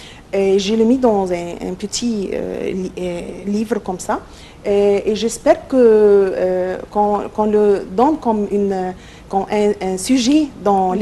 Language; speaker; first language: French; non-native, local second language; Arabic